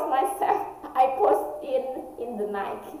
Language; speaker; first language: English; non-native, learner; Indonesian